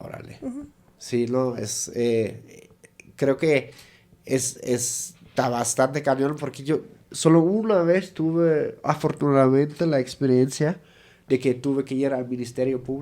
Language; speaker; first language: Spanish; native; Spanish